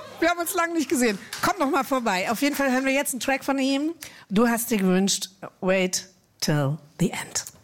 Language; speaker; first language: German; native; German